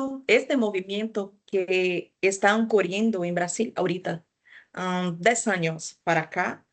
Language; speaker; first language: Spanish; non-native, fluent; Portuguese